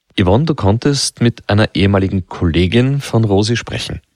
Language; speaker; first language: German; native; German